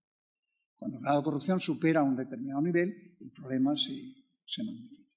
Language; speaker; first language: Spanish; native; Spanish